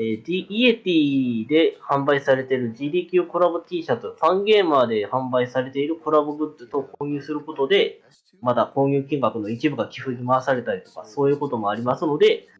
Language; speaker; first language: Japanese; native; Japanese